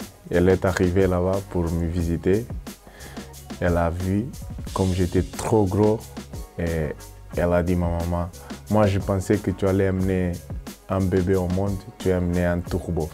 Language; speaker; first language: French; non-native, fluent; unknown